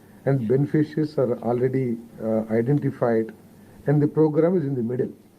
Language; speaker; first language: English; non-native, local second language; Telugu